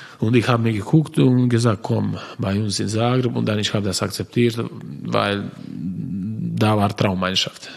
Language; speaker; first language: German; non-native, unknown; Croatian